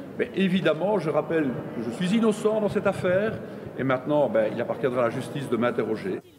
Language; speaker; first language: French; native; French